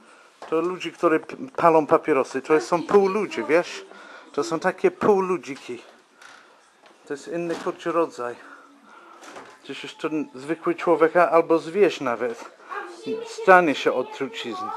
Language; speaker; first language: Polish; non-native, fluent; English